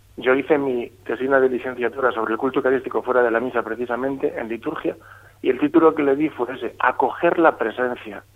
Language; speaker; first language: Spanish; native; Spanish